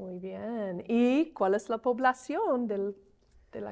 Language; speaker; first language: Spanish; non-native, fluent; English